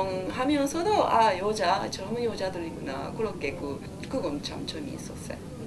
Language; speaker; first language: Korean; non-native, learner; Japanese